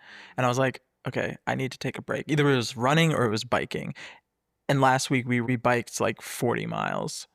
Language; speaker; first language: English; native; English